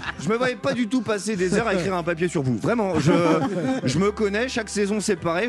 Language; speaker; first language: French; native; French